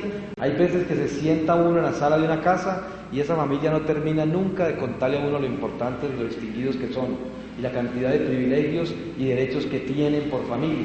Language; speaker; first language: Spanish; native; Spanish